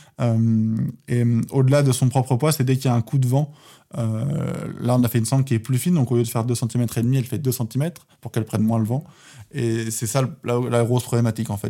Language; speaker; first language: French; native; French